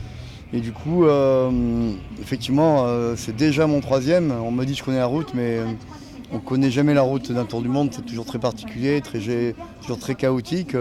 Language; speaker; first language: French; native; French